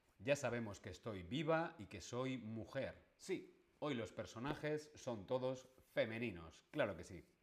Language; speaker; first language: Spanish; native; Spanish